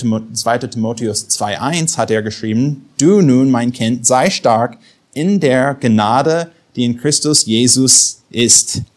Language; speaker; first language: German; non-native, fluent; English